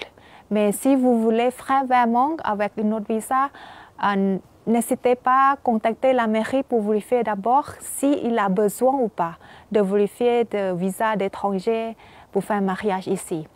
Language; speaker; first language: French; non-native, fluent; Thai